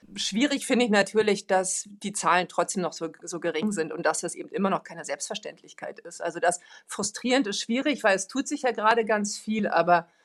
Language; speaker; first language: German; non-native, fluent; Swedish